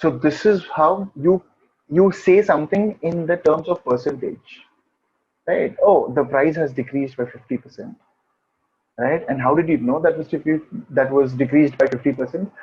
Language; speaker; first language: English; non-native, local second language; Hindi